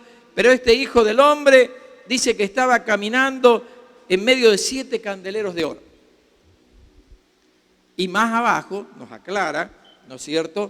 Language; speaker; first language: Spanish; native; Spanish